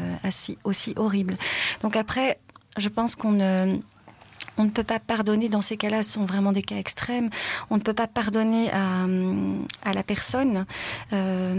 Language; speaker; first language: French; native; French